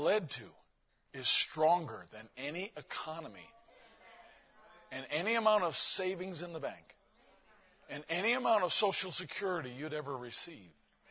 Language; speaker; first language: English; native; English